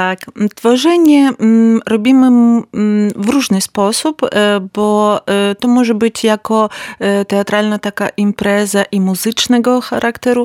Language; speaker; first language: Polish; non-native, learner; Ukrainian